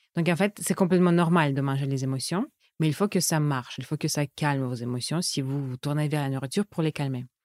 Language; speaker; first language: French; non-native, fluent; Russian